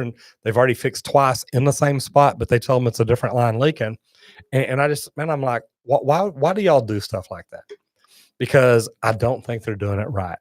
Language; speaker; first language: English; native; English